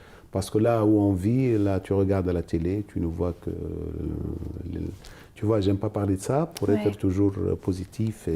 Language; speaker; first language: French; non-native, local second language; Arabic